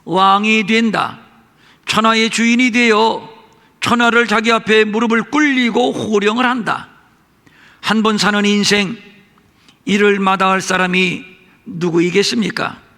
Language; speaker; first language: Korean; native; Korean